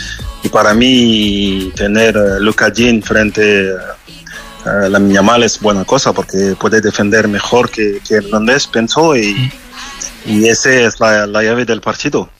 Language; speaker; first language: Spanish; non-native, fluent; French